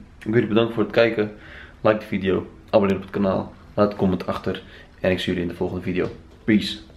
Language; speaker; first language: Dutch; early bilingual, other home language; Turkish